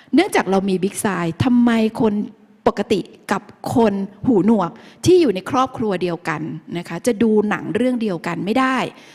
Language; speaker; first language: Thai; native; Thai